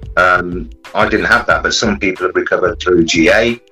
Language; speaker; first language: English; native; English